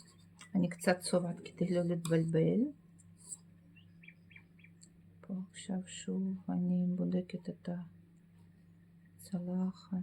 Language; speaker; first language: Hebrew; non-native, fluent; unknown